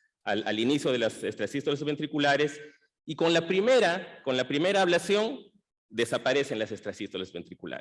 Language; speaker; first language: Spanish; native; Spanish